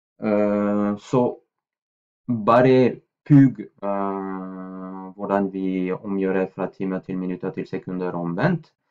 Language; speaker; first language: Norwegian; non-native, fluent; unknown